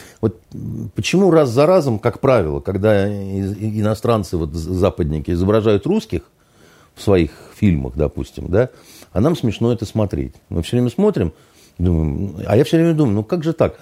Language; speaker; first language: Russian; native; Russian